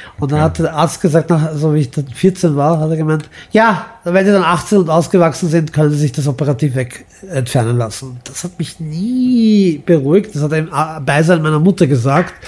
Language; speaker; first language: German; early bilingual, other home language; Croatian